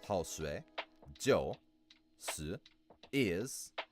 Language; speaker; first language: Chinese; non-native, learner; English